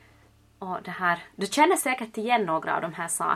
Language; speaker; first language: Swedish; native; Swedish